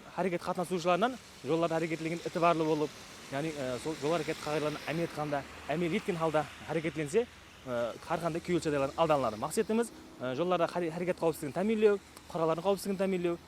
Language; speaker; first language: Uzbek; non-native, local second language; Kara-Kalpak